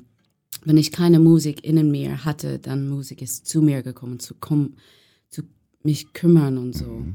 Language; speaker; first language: German; non-native, fluent; English